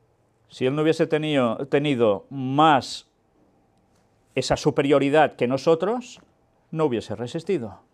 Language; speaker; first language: Spanish; native; Spanish